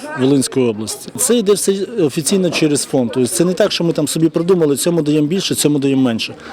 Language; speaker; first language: Ukrainian; native; Ukrainian